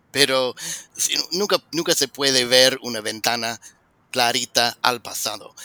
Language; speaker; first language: Spanish; non-native, fluent; English